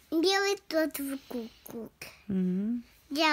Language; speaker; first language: Russian; early bilingual, heritage; Russian